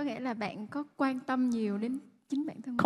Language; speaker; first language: Vietnamese; native; Vietnamese